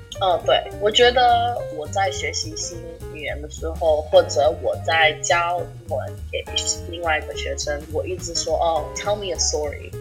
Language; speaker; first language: Chinese; early bilingual, heritage; English